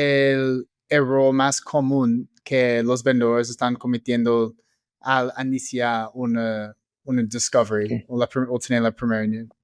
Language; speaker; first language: Spanish; non-native, fluent; English